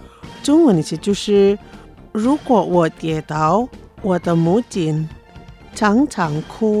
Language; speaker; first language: Chinese; non-native, fluent; Indonesian